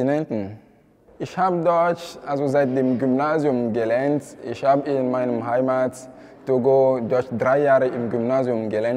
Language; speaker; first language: German; non-native, fluent; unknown